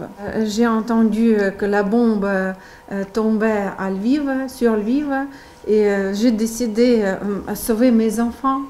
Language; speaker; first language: French; non-native, learner; Ukrainian